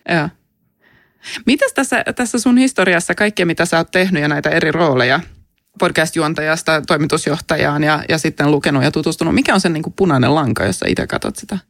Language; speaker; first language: Finnish; native; Finnish